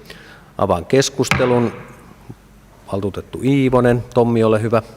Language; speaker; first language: Finnish; native; Finnish